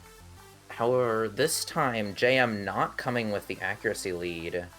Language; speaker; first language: English; native; English